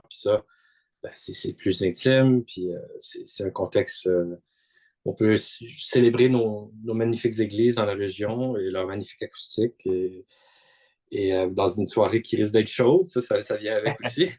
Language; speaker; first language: French; native; French